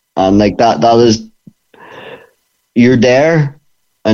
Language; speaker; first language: English; native; English